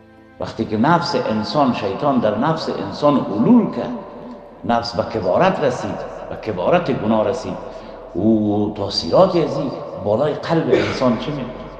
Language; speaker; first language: Persian; native; Persian